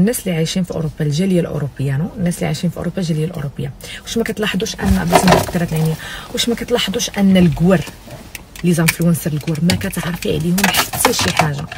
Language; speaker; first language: Arabic; native; Arabic